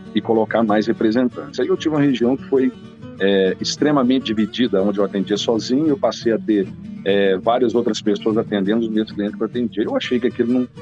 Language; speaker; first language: Portuguese; native; Portuguese